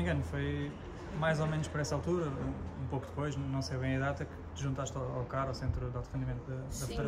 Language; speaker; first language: Portuguese; native; Portuguese